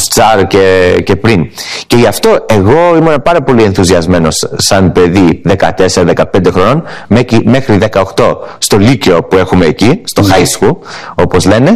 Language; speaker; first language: Greek; early bilingual, heritage; English